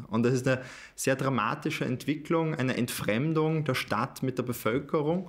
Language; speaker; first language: German; native; German